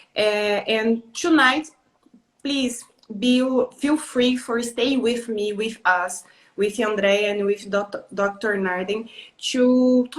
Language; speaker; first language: English; non-native, learner; Portuguese